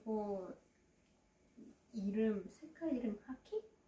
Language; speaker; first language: Korean; non-native, fluent; Russian